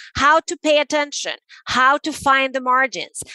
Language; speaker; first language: English; non-native, fluent; Spanish